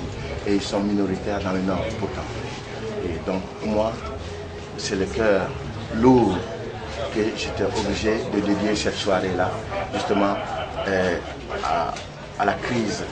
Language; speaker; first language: French; non-native, local second language; Bambara